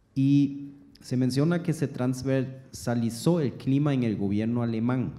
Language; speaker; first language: Spanish; non-native, fluent; German